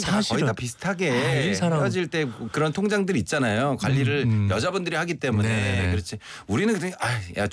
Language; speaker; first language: Korean; native; Korean